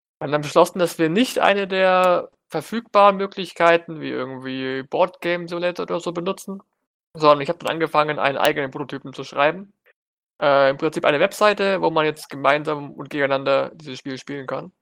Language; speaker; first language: German; native; German